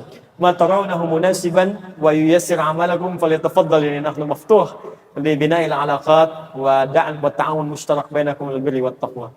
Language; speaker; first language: Arabic; non-native, fluent; Indonesian